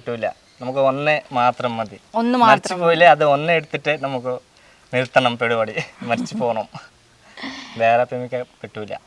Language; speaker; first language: Malayalam; non-native, local second language; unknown